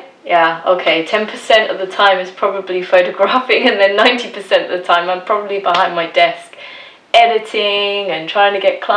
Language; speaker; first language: English; native; English